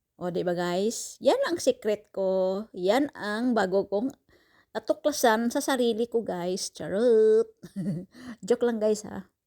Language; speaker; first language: Filipino; non-native, local second language; Cebuano